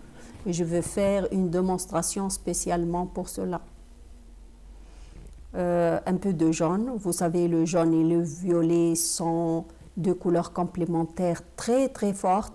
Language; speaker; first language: French; non-native, fluent; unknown